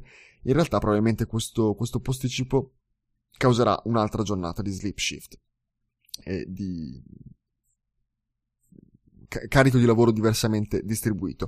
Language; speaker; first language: Italian; native; Italian